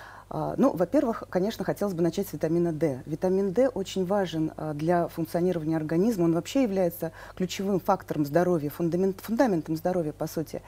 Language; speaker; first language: Russian; native; Russian